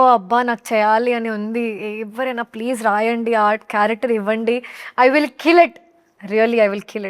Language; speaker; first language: Telugu; non-native, learner; Hindi